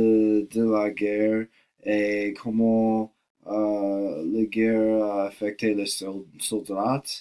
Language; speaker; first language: French; non-native, learner; English